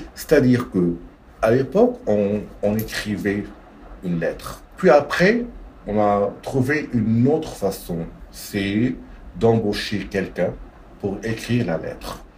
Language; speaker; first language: French; non-native, local second language; Arabic